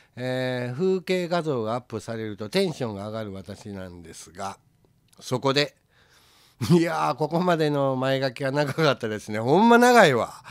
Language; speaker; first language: Japanese; native; Japanese